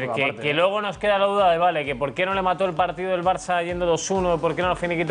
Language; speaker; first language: Spanish; native; Spanish